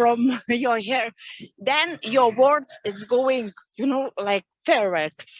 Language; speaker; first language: English; non-native, learner; Lithuanian